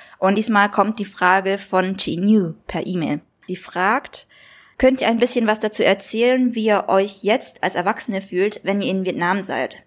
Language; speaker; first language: German; early bilingual, other home language; Vietnamese